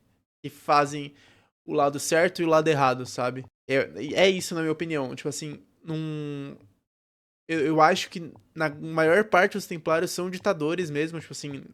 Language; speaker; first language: Portuguese; native; Portuguese